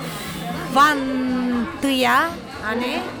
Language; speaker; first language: French; non-native, learner; Romanian